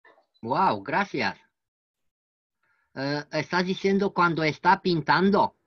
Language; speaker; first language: Spanish; non-native, learner; French